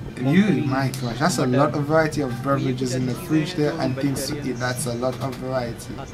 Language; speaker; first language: English; non-native, fluent; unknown